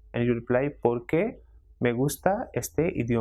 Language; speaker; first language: Spanish; non-native, fluent; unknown